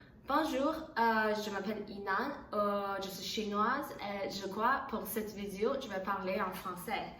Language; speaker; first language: French; non-native, learner; Chinese